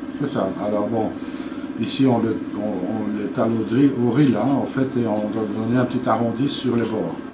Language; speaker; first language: French; native; French